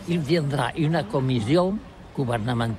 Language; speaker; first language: French; non-native, learner; Catalan